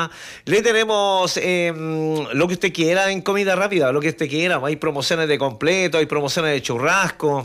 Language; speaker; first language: Spanish; native; Spanish